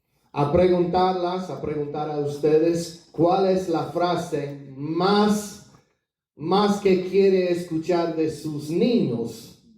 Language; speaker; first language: Spanish; non-native, fluent; English